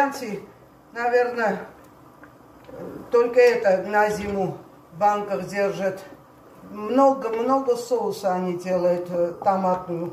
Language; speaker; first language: Russian; non-native, fluent; Armenian